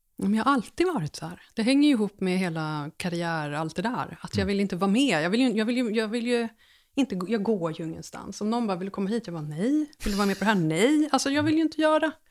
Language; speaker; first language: Swedish; native; Swedish